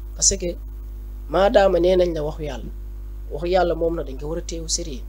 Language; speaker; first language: Wolof; native; Wolof